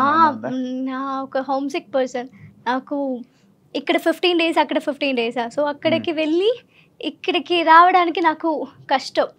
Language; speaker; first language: Telugu; non-native, learner; Malayalam